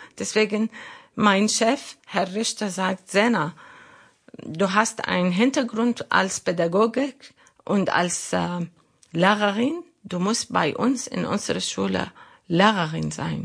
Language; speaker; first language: German; non-native, learner; Arabic